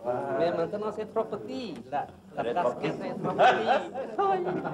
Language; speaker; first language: French; non-native, learner; Chinese